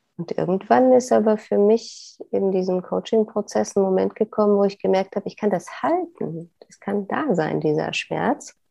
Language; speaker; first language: German; native; German